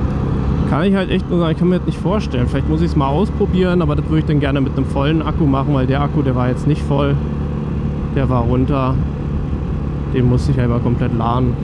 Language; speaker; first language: German; native; German